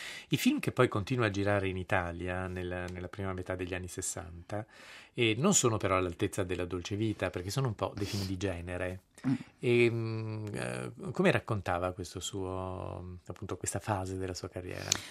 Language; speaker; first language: Italian; native; Italian